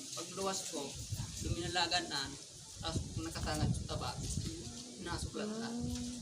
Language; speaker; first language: Filipino; non-native, local second language; Bikol